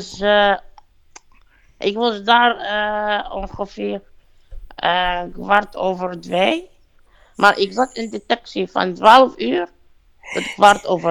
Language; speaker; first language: Dutch; non-native, fluent; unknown